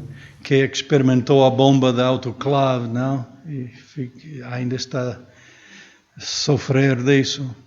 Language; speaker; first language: Portuguese; non-native, fluent; English